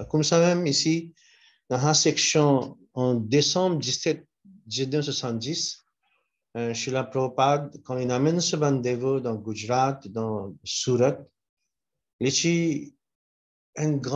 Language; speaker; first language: French; non-native, local second language; Morisyen